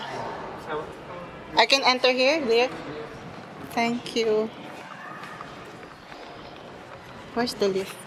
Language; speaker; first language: English; non-native, local second language; Filipino